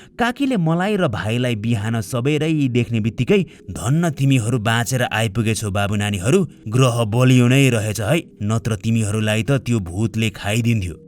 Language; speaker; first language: Nepali; native; Nepali